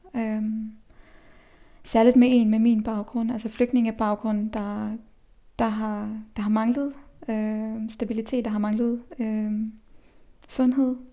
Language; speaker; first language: Danish; early bilingual, other home language; Persian